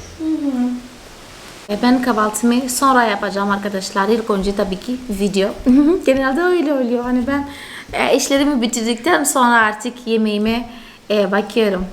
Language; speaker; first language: Turkish; non-native, fluent; Portuguese